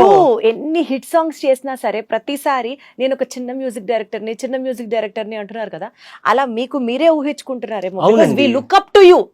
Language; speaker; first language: Telugu; native; Telugu